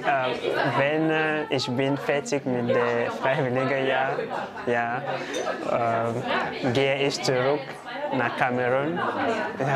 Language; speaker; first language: German; non-native, learner; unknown